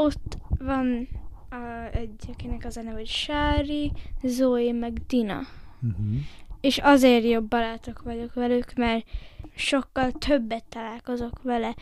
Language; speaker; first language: Hungarian; early bilingual, heritage; Hungarian